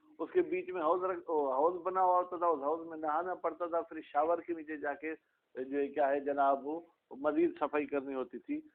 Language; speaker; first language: Urdu; non-native, local second language; Sindhi